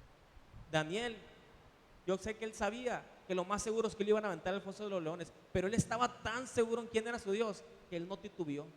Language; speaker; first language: Spanish; native; Spanish